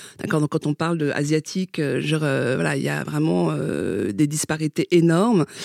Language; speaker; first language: French; early bilingual, other home language; Vietnamese